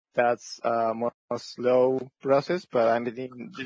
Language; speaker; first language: English; non-native, fluent; French